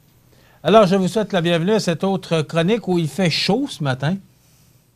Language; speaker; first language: French; native; French